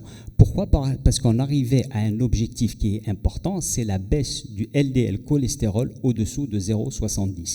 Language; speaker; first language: French; non-native, local second language; Arabic